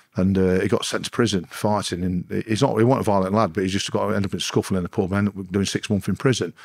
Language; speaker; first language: English; native; English